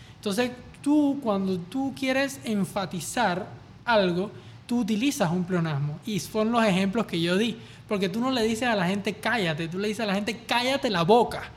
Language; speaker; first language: Spanish; native; Spanish